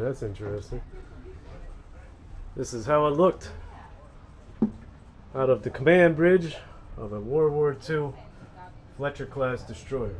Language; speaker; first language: English; native; English